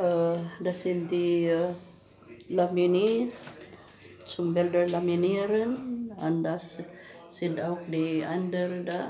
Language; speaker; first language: German; non-native, learner; Filipino